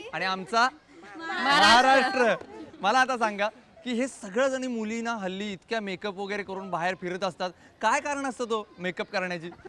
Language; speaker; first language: Marathi; native; Marathi